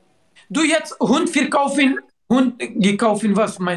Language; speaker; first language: German; non-native, learner; Turkish